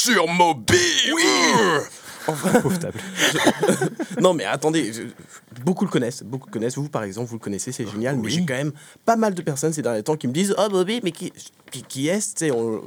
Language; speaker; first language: French; native; French